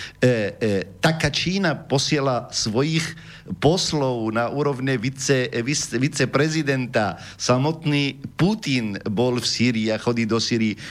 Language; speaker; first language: Slovak; non-native, fluent; Arabic